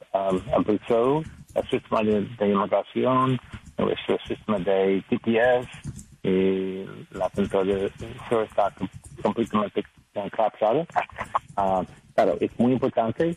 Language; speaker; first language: Spanish; non-native, learner; English